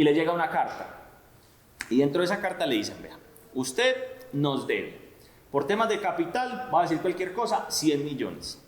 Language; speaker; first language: Spanish; native; Spanish